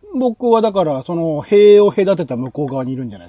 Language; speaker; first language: Japanese; native; Japanese